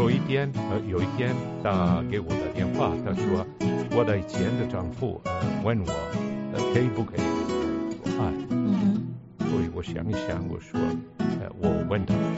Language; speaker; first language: Chinese; non-native, learner; Italian